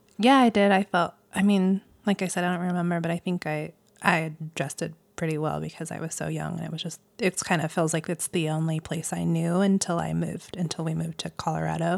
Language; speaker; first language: English; native; English